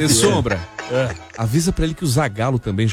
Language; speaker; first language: Portuguese; native; Portuguese